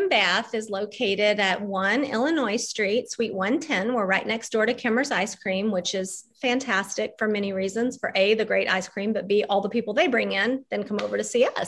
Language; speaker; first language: English; native; English